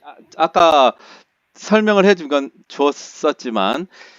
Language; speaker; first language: Korean; native; Korean